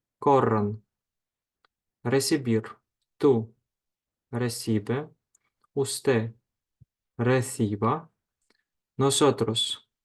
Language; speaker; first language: Spanish; non-native, fluent; Ukrainian